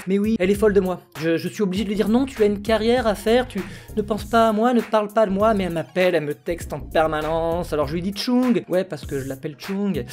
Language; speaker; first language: French; native; French